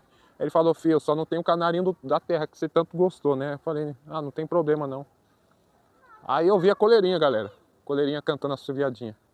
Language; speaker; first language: Portuguese; native; Portuguese